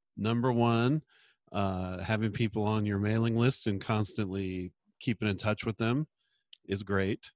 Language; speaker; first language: English; native; English